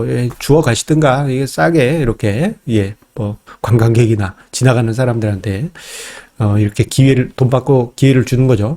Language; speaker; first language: Korean; native; Korean